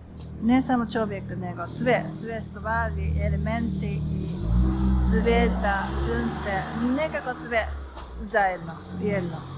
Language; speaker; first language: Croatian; non-native, learner; Japanese